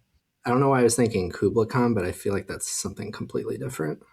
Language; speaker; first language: English; native; English